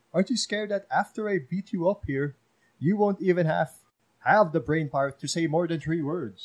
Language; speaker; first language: English; non-native, local second language; Filipino